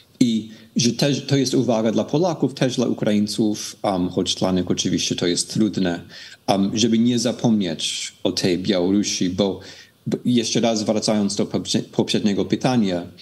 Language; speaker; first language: Polish; non-native, fluent; English